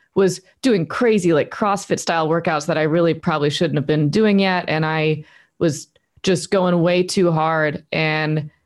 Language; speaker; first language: English; native; English